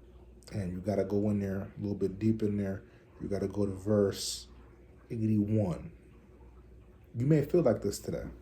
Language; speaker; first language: English; native; English